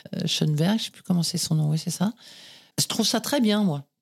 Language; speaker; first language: French; native; French